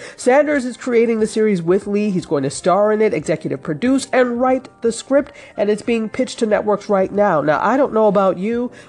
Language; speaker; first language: English; native; English